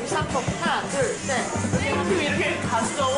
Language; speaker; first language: Korean; early bilingual, heritage; English